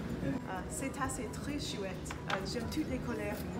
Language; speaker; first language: French; non-native, learner; English